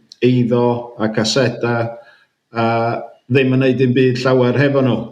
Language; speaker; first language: Welsh; native; Welsh